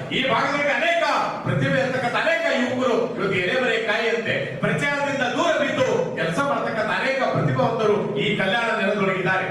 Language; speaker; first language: Kannada; native; Kannada